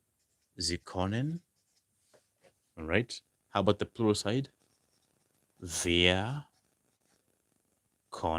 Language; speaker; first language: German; non-native, fluent; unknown